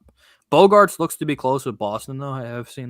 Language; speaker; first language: English; native; English